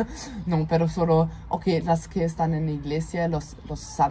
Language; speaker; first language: Spanish; non-native, fluent; German